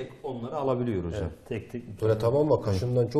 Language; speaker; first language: Turkish; native; Turkish